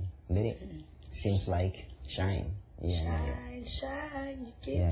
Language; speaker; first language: English; non-native, learner; Japanese